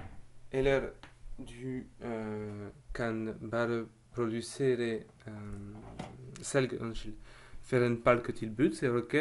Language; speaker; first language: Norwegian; non-native, fluent; French